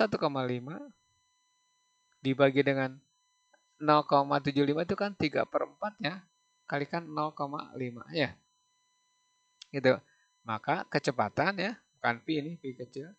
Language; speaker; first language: Indonesian; native; Indonesian